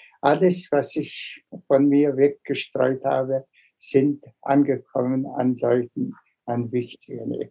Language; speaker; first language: German; non-native, fluent; Mongolian